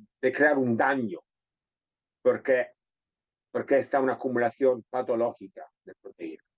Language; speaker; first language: Spanish; non-native, fluent; Italian